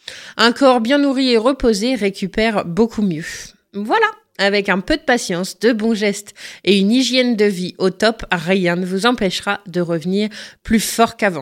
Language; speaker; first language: French; native; French